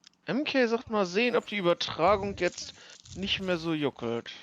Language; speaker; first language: German; native; German